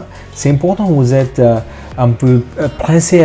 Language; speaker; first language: French; non-native, fluent; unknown